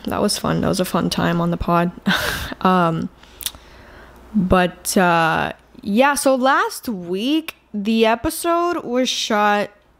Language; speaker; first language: English; non-native, local second language; Spanish